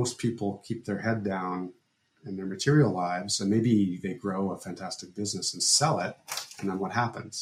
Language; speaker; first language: English; native; English